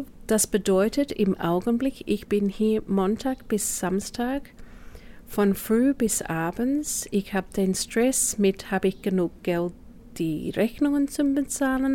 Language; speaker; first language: German; non-native, fluent; English